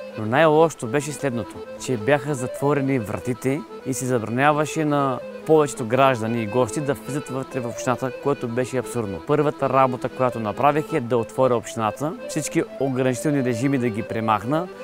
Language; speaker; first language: Bulgarian; native; Bulgarian